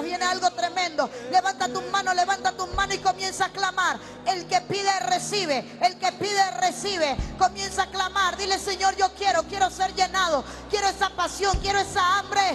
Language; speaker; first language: Spanish; native; Spanish